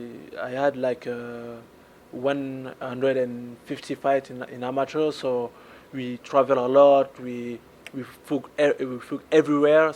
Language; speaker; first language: English; non-native, learner; French